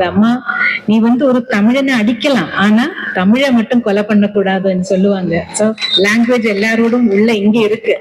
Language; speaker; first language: Tamil; non-native, local second language; Malayalam